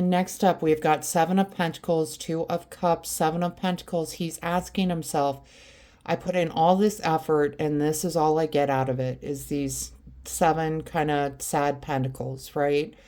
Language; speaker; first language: English; native; English